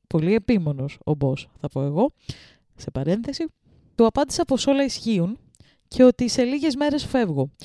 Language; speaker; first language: Greek; early bilingual, other home language; Russian